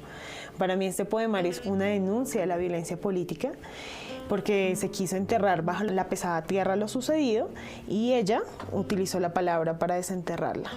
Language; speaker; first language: Spanish; native; Spanish